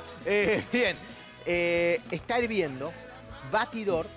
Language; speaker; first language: Spanish; native; Spanish